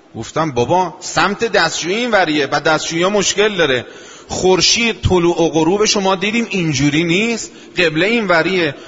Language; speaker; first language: Persian; non-native, local second language; Azerbaijani